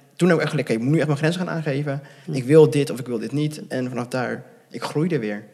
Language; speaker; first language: Dutch; native; Dutch